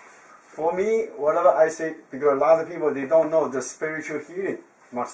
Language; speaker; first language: English; non-native, learner; Chinese